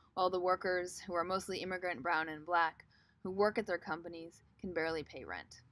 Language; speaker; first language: English; native; English